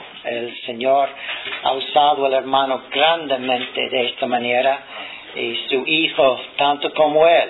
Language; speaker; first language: Spanish; non-native, fluent; English